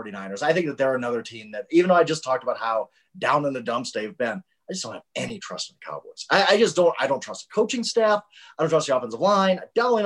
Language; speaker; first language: English; native; English